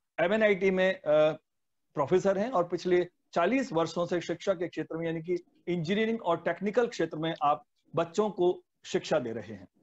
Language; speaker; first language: Hindi; native; Hindi